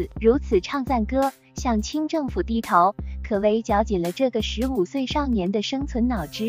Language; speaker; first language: Chinese; native; Chinese